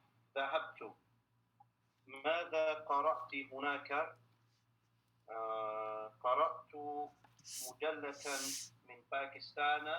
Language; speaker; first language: Arabic; non-native, learner; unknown